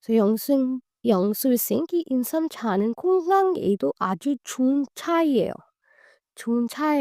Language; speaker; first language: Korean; non-native, learner; Hindi